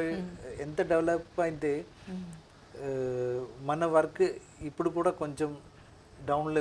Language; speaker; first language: Telugu; non-native, local second language; Malayalam